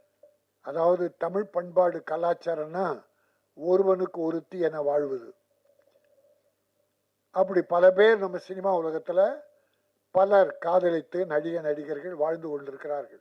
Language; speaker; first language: Tamil; native; Tamil